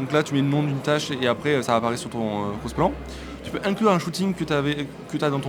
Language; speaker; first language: French; native; French